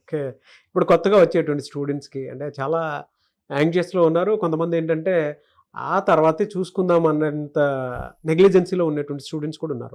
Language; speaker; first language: Telugu; native; Telugu